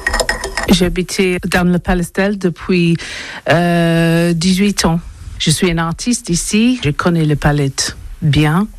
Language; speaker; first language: French; non-native, learner; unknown